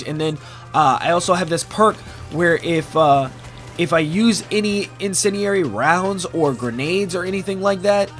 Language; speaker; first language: English; native; English